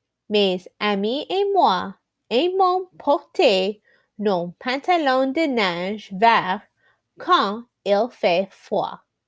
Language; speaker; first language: French; non-native, learner; English